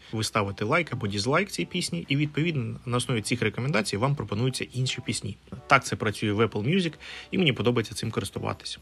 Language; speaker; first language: Ukrainian; non-native, local second language; Russian